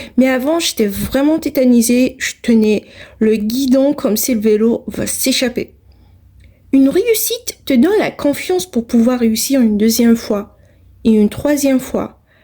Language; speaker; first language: French; non-native, local second language; Arabic